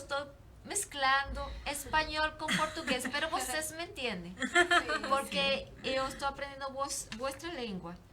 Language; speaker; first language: Portuguese; non-native, learner; Spanish